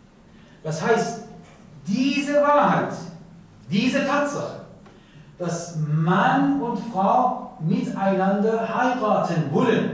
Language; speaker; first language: German; non-native, learner; Persian